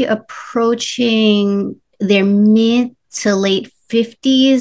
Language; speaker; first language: English; early bilingual, other home language; Spanish